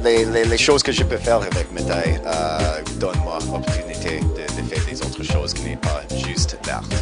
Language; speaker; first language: French; non-native, learner; English